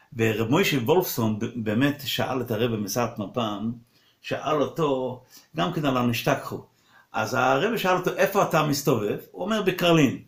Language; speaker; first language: Hebrew; non-native, local second language; Yiddish